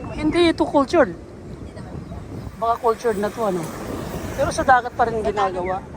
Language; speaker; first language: Filipino; native; Filipino